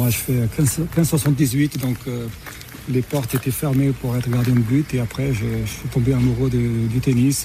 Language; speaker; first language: French; non-native, fluent; Portuguese